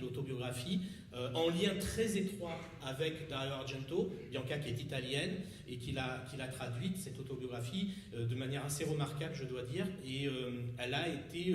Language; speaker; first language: French; native; French